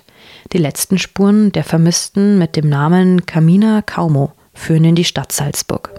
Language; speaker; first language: German; native; German